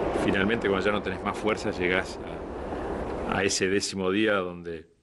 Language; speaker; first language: Spanish; native; Spanish